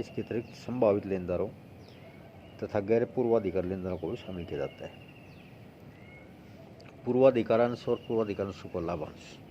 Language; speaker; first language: Hindi; native; Hindi